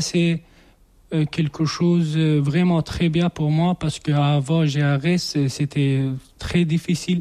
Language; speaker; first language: French; non-native, learner; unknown